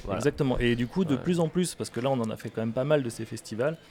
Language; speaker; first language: French; native; French